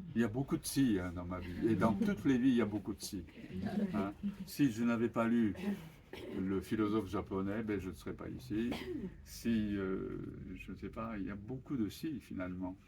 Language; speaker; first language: French; non-native, fluent; Japanese